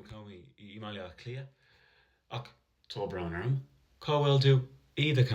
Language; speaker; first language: Irish; non-native, local second language; English